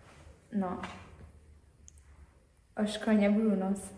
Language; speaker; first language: Albanian; early bilingual, heritage; Albanian